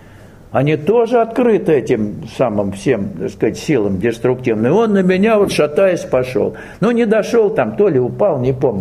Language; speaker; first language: Russian; native; Russian